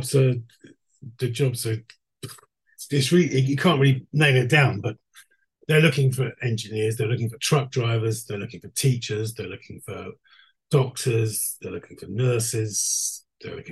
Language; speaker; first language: English; native; English